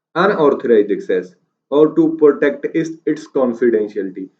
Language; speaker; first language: English; non-native, local second language; Punjabi